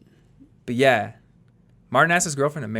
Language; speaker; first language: English; native; English